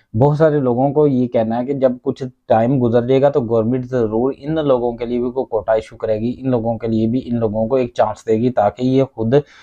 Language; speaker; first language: Urdu; non-native, local second language; Punjabi